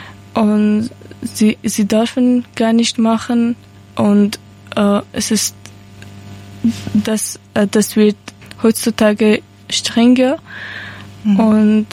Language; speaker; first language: German; non-native, learner; Persian